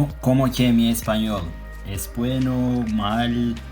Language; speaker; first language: Spanish; non-native, learner; Turkish